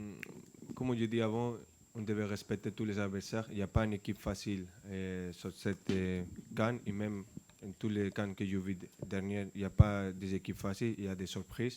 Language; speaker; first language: French; non-native, fluent; Spanish